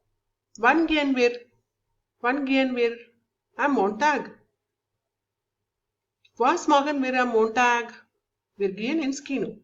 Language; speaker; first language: German; non-native, learner; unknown